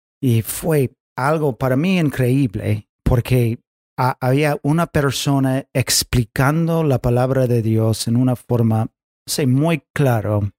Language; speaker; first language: Spanish; non-native, fluent; English